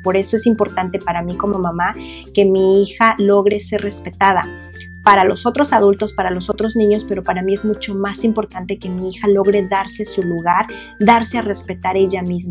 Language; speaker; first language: Spanish; native; Spanish